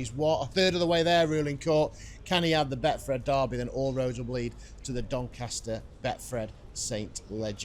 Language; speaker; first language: English; native; English